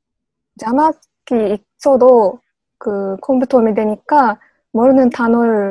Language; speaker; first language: Korean; non-native, learner; Japanese